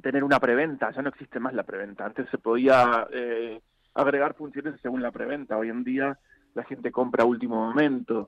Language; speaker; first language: Spanish; native; Spanish